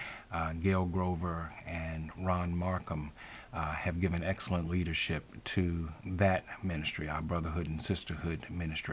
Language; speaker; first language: English; native; English